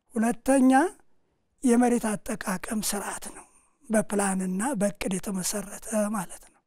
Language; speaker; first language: Amharic; native; Amharic